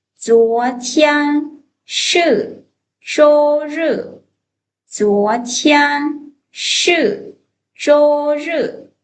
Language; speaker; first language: Chinese; non-native, fluent; Lao